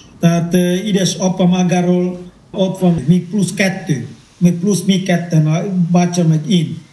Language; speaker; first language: Hungarian; non-native, fluent; Indonesian